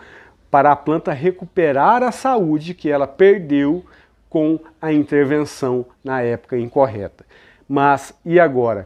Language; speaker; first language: Portuguese; native; Portuguese